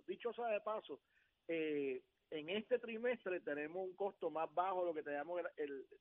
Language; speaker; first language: Spanish; native; Spanish